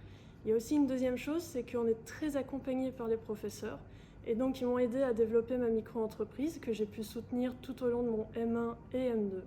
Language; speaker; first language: French; native; French